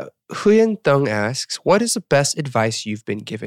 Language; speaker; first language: English; early bilingual, other home language; Korean